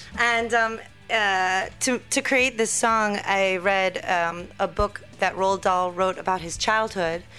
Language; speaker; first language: English; native; English